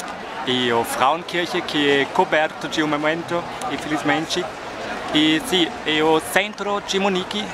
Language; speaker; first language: Portuguese; non-native, fluent; German